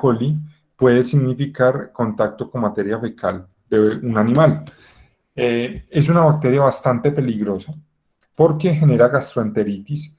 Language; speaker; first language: Spanish; native; Spanish